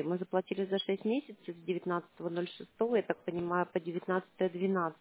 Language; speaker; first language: Russian; native; Russian